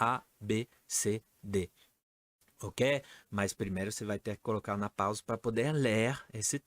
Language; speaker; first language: Portuguese; non-native, fluent; French